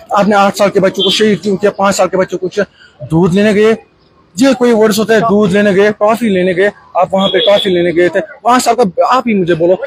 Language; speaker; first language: Hindi; non-native, local second language; Kashmiri